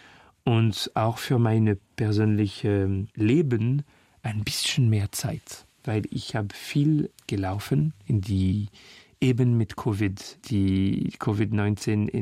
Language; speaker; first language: German; non-native, fluent; French